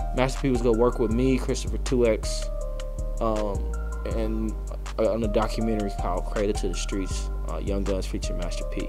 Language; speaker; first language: English; native; English